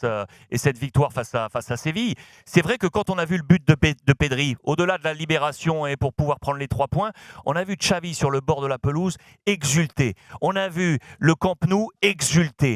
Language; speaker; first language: French; native; French